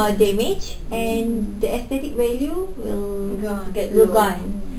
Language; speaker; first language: English; non-native, local second language; Malay